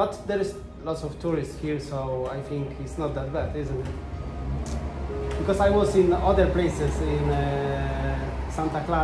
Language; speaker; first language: English; non-native, learner; Polish